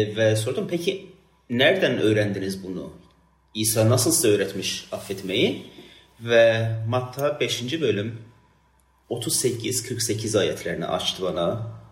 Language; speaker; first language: Turkish; non-native, fluent; Persian